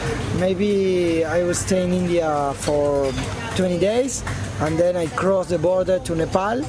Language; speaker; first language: English; non-native, learner; Spanish